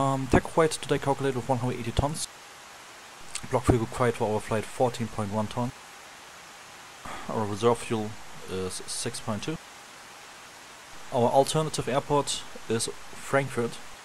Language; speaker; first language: English; non-native, fluent; German